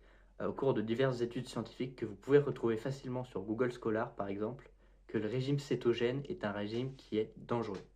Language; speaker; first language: French; native; French